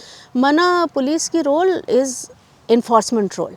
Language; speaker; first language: Telugu; non-native, local second language; Hindi